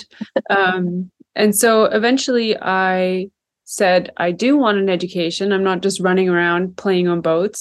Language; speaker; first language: English; native; English